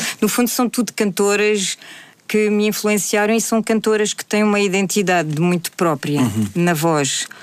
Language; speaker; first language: Portuguese; early bilingual, heritage; Portuguese